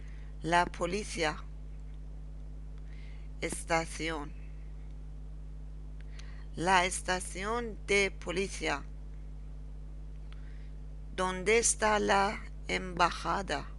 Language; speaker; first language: Spanish; non-native, learner; Persian